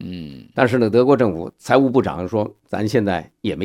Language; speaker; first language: Chinese; native; Chinese